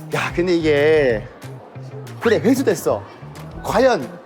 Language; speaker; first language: Korean; non-native, fluent; French